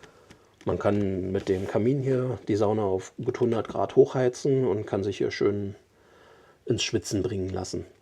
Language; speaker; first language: German; native; German